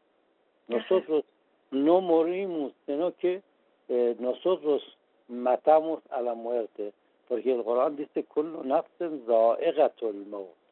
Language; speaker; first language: Spanish; non-native, fluent; Persian